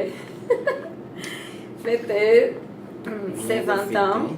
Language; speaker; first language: French; non-native, fluent; Portuguese